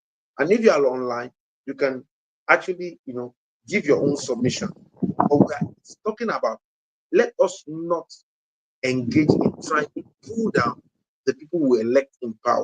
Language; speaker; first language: English; non-native, local second language; Yoruba